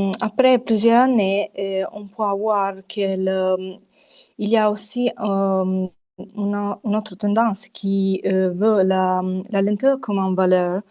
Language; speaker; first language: French; non-native, fluent; Italian